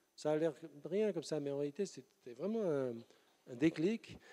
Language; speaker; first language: French; native; French